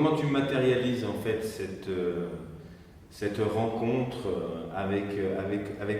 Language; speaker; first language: French; native; French